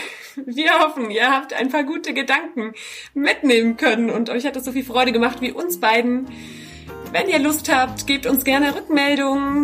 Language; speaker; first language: German; native; German